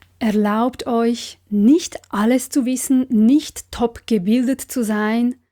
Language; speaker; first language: German; non-native, fluent; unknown